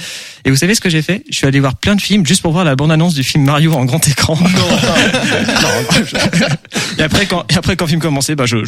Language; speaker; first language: French; native; French